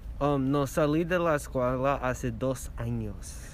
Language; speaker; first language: Spanish; non-native, learner; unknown